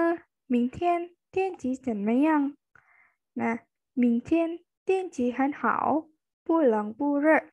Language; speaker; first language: Chinese; non-native, fluent; Indonesian